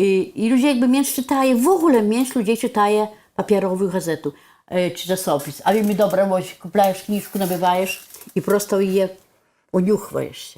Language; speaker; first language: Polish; non-native, local second language; Belarusian